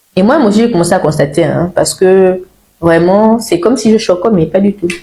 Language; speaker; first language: French; native; French